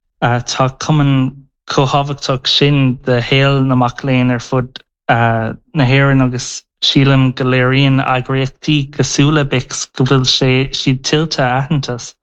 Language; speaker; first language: Irish; non-native, local second language; English